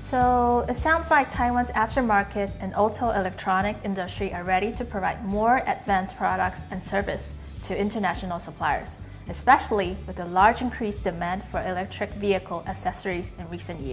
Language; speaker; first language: English; non-native, fluent; Chinese